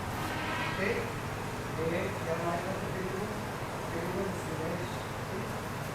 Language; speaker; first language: Spanish; non-native, learner; Portuguese